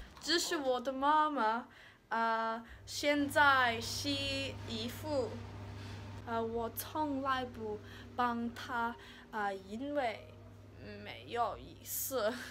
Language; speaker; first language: Chinese; non-native, learner; English